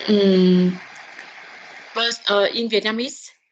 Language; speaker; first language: English; non-native, learner; Vietnamese